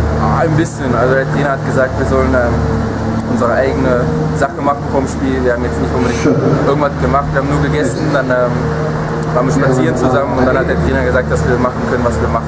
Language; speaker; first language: German; non-native, fluent; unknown